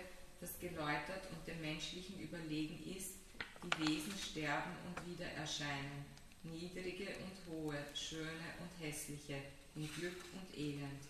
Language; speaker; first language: German; native; German